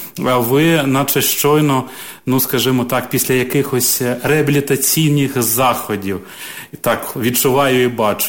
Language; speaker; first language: Ukrainian; native; Ukrainian